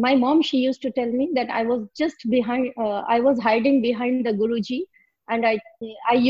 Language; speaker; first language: English; non-native, local second language; Hindi